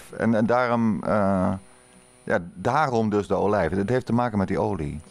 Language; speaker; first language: Dutch; native; Dutch